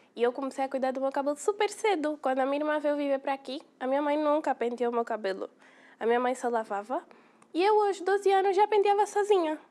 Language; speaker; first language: Portuguese; native; Portuguese